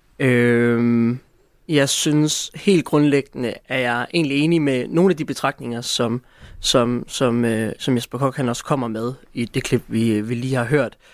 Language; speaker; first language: Danish; native; Danish